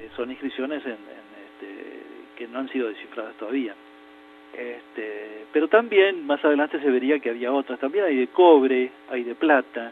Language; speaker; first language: Spanish; native; Spanish